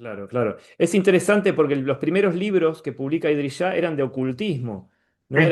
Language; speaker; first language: Spanish; native; Spanish